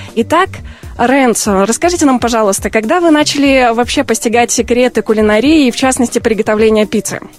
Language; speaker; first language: Russian; native; Russian